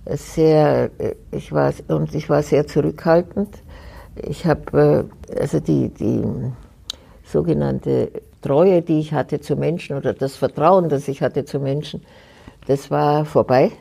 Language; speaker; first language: German; native; German